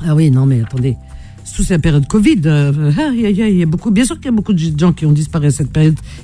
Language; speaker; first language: French; native; French